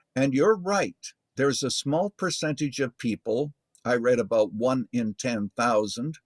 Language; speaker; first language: English; native; English